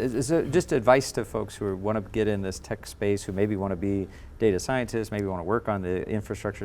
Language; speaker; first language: English; native; English